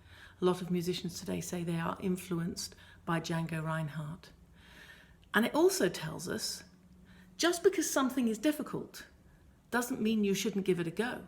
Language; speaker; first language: English; native; English